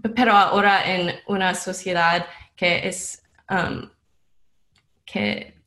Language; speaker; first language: Spanish; non-native, learner; English